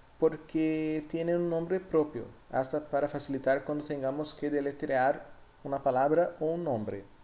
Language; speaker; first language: Spanish; non-native, fluent; Portuguese